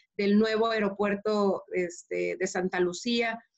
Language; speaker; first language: Spanish; native; Spanish